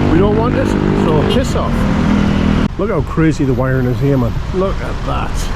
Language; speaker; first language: English; native; English